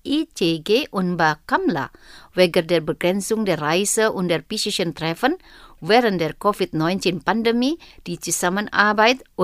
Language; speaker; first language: German; non-native, fluent; Indonesian